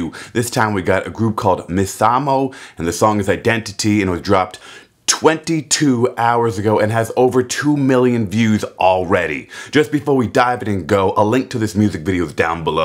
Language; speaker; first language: English; native; English